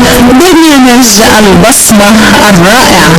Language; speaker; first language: Arabic; native; Arabic